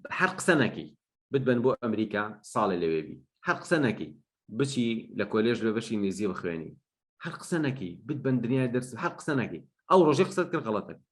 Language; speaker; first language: Central Kurdish; non-native, local second language; Gurani